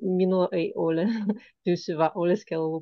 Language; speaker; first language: Finnish; non-native, learner; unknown